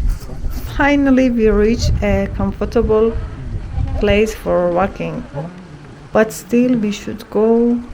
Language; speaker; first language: English; non-native, learner; Kurdish